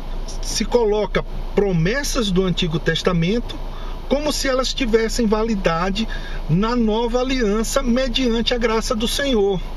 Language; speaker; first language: Portuguese; native; Portuguese